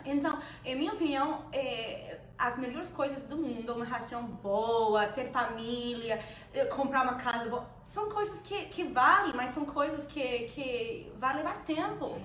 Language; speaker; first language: Portuguese; non-native, fluent; Spanish